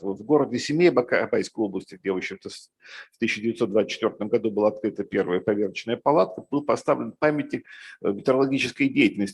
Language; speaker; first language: Russian; native; Russian